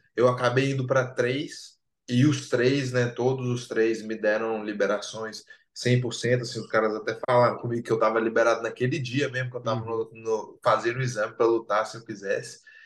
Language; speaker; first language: Portuguese; native; Portuguese